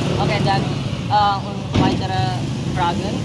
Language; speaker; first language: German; non-native, learner; Indonesian